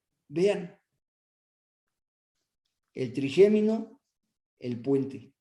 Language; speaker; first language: Spanish; native; Spanish